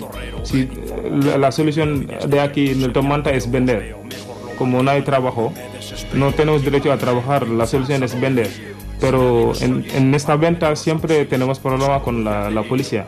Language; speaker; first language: Spanish; non-native, learner; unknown